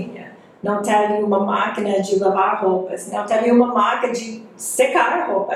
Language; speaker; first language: Portuguese; non-native, fluent; English